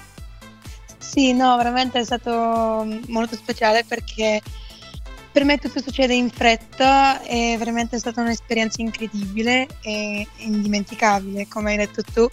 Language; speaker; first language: Italian; non-native, fluent; Bulgarian